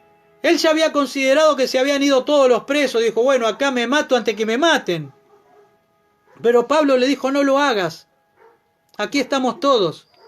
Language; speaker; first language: Spanish; native; Spanish